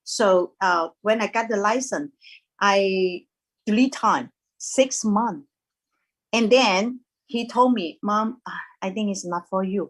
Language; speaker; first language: English; non-native, learner; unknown